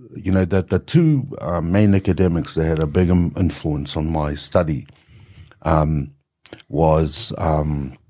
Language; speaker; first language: English; native; English